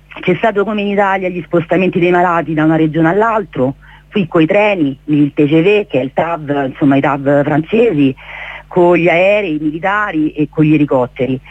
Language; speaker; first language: Italian; native; Italian